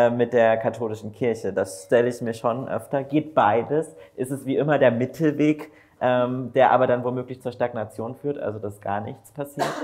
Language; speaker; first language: German; native; German